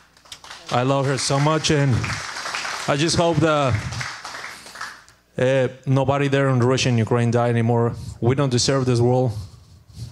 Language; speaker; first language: English; non-native, learner; Spanish